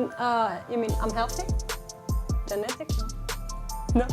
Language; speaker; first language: English; non-native, fluent; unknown